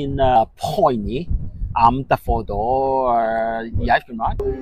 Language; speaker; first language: Welsh; non-native, fluent; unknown